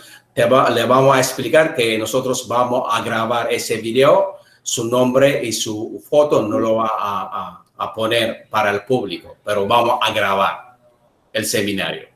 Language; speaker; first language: Spanish; non-native, learner; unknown